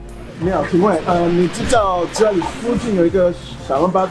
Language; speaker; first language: Chinese; non-native, learner; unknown